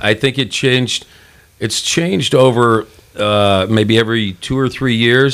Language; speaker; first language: English; native; English